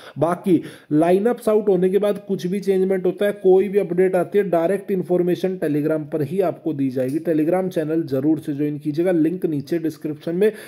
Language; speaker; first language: Hindi; native; Hindi